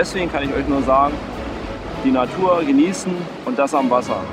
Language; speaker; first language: German; native; German